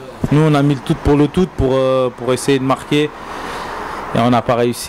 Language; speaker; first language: French; native; French